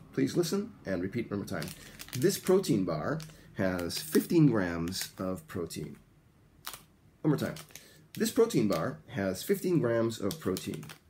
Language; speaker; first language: English; native; English